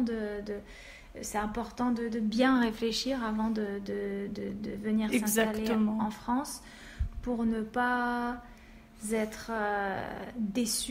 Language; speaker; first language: French; native; French